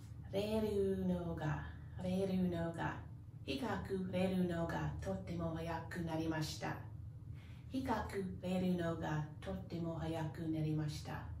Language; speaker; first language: Japanese; non-native, learner; English